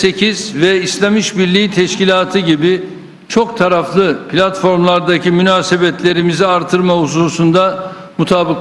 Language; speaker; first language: Turkish; native; Turkish